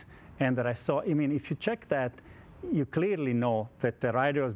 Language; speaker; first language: English; non-native, fluent; Italian